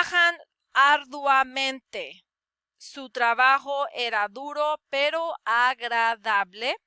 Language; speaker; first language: Spanish; non-native, fluent; English